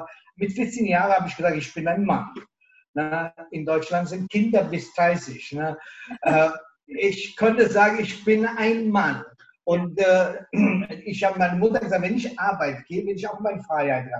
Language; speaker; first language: German; non-native, local second language; Italian